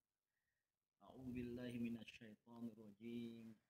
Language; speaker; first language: Indonesian; native; Indonesian